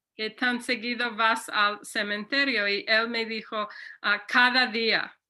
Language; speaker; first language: Spanish; non-native, fluent; English